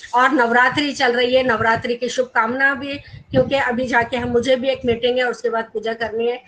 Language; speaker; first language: Urdu; non-native, local second language; Gujarati